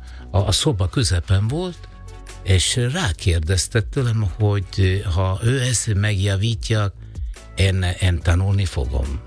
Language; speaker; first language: Hungarian; non-native, fluent; Italian